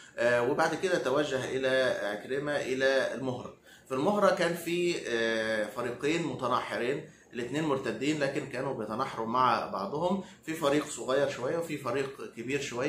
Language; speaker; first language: Arabic; native; Arabic